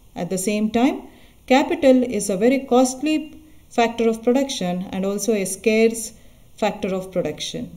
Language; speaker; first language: English; non-native, local second language; Kannada